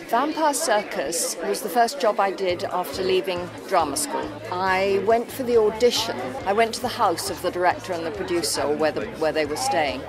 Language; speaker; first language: English; native; English